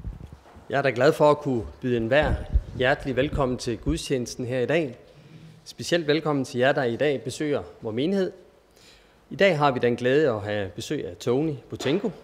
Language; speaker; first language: Danish; native; Danish